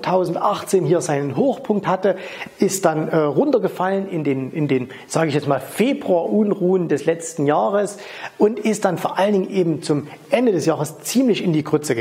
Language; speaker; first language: German; native; German